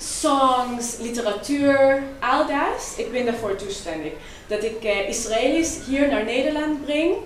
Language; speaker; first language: Dutch; non-native, fluent; Hebrew